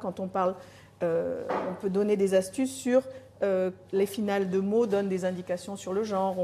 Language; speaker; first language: French; native; French